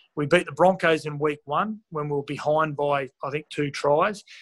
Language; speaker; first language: English; native; English